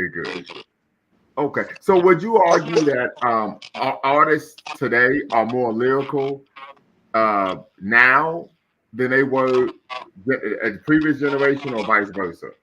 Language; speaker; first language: English; native; English